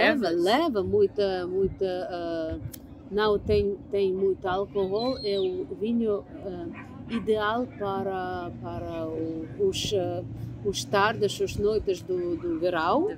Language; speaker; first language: Portuguese; non-native, learner; English